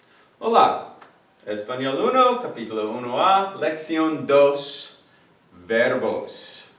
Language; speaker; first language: Spanish; non-native, fluent; English